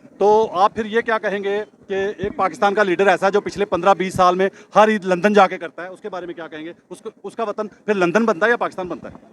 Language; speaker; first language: Urdu; native; Urdu